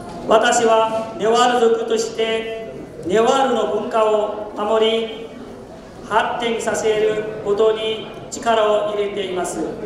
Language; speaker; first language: Japanese; non-native, fluent; Newari